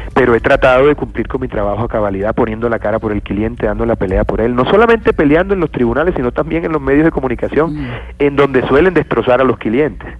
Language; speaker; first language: Spanish; native; Spanish